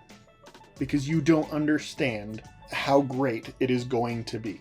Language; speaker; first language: English; native; English